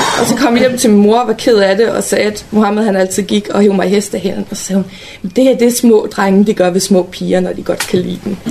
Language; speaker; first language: Danish; native; Danish